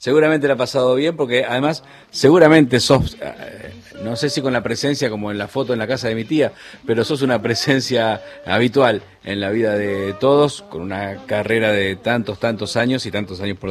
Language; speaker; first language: Spanish; native; Spanish